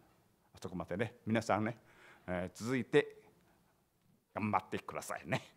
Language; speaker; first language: Japanese; non-native, fluent; Chinese